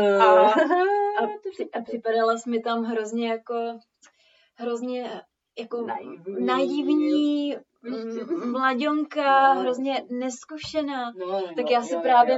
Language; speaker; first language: Czech; native; Czech